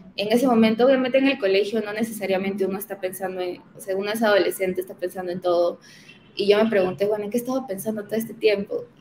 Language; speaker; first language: Spanish; native; Spanish